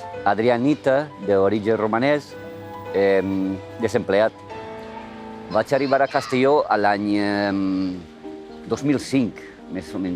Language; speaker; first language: Catalan; early bilingual, other home language; Romanian